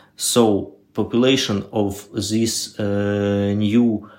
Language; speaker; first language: English; non-native, learner; Ukrainian